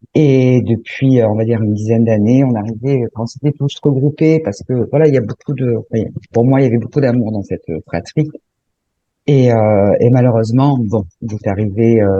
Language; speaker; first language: French; native; French